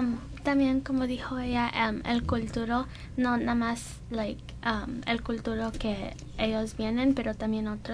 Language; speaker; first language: Spanish; early bilingual, heritage; Spanish